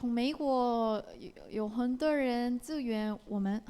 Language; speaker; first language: Chinese; non-native, learner; Korean